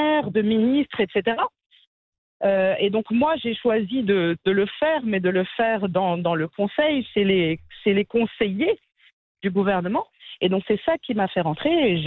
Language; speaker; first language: French; non-native, local second language; Arabic